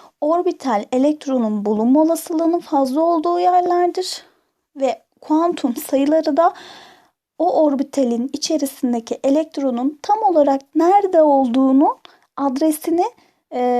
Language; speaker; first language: Turkish; native; Turkish